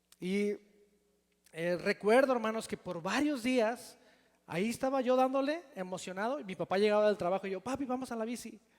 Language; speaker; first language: Spanish; native; Spanish